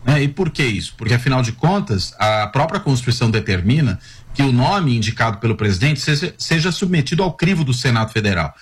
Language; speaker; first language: Portuguese; native; Portuguese